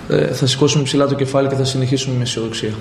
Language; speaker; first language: Greek; native; Greek